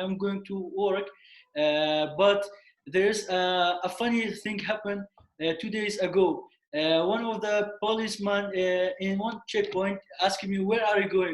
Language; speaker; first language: English; non-native, learner; Kurdish